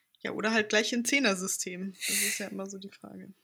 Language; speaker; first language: German; native; German